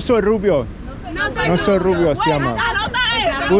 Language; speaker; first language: Spanish; non-native, learner; English